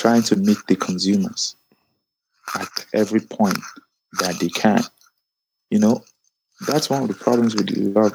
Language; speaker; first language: English; non-native, local second language; Yoruba